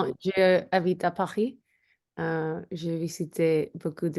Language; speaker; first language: French; non-native, learner; Spanish